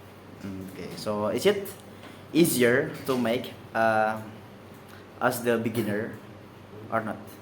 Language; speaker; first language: English; non-native, fluent; Indonesian